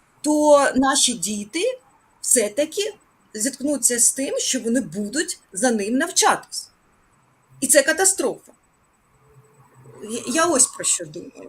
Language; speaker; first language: Ukrainian; native; Ukrainian